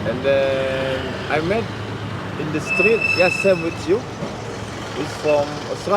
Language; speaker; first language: English; non-native, learner; Indonesian